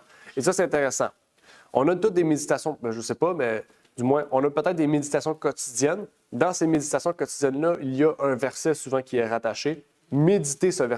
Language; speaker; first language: French; native; French